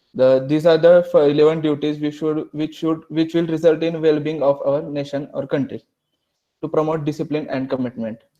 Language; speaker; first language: English; non-native, local second language; Marathi